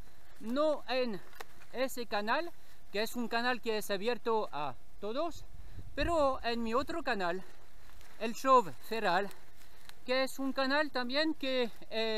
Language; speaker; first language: Spanish; non-native, learner; French